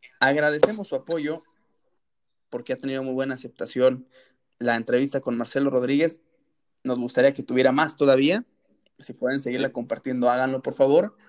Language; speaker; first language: Spanish; native; Spanish